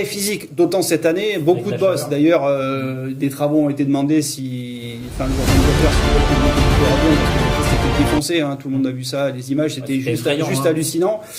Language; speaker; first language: French; native; French